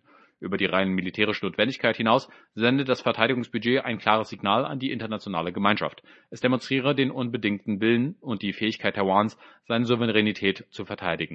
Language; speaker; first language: German; native; German